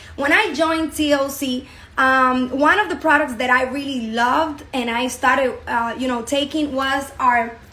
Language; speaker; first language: English; non-native, fluent; Spanish